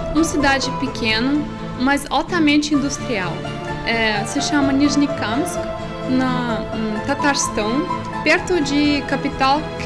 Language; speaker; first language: Portuguese; non-native, fluent; Russian